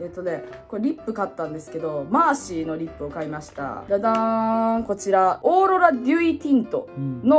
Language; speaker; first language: Japanese; native; Japanese